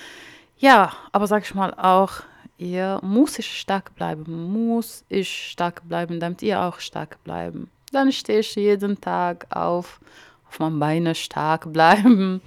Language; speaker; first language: German; non-native, learner; Arabic